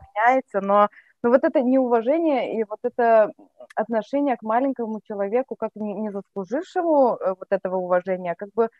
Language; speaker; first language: Russian; native; Russian